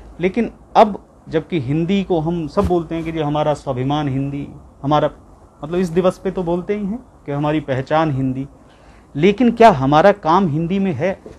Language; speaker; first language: Hindi; native; Hindi